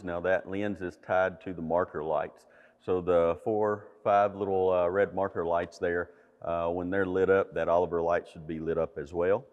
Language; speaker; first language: English; native; English